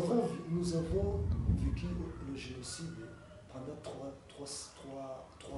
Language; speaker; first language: French; non-native, learner; Kinyarwanda